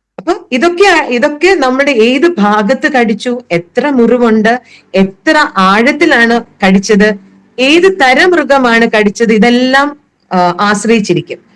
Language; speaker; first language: Malayalam; native; Malayalam